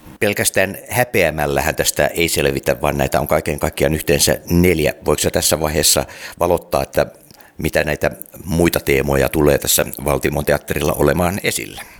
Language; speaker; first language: Finnish; native; Finnish